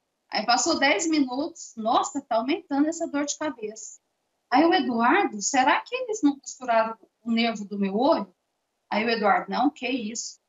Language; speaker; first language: Portuguese; native; Portuguese